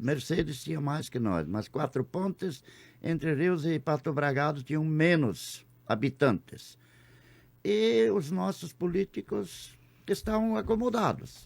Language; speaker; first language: Portuguese; non-native, local second language; German